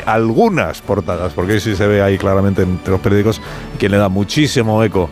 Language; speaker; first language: Spanish; native; Spanish